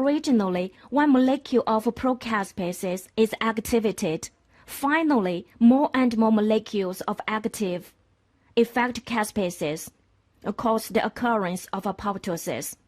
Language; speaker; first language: English; non-native, fluent; Chinese